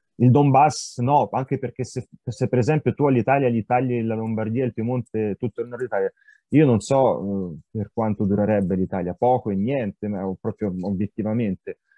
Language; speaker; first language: Italian; non-native, fluent; Ukrainian